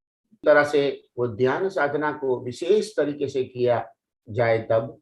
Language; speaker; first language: Hindi; non-native, local second language; Telugu